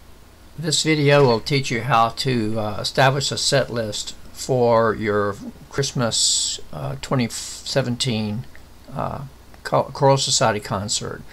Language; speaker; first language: English; native; English